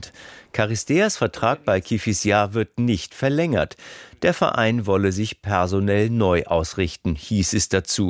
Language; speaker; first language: German; native; German